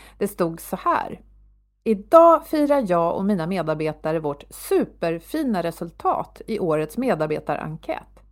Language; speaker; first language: Swedish; native; Swedish